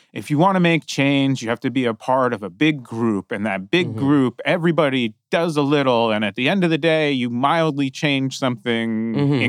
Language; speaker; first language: English; native; English